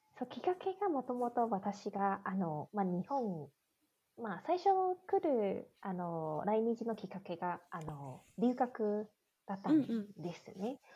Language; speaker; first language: Japanese; non-native, fluent; Chinese